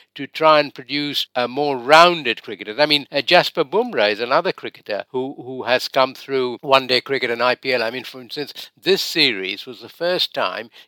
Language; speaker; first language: English; non-native, local second language; Bangla